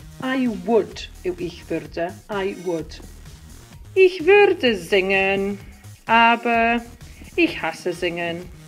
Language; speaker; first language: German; non-native, fluent; Welsh